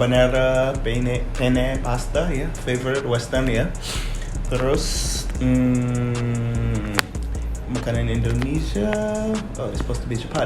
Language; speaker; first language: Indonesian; non-native, learner; English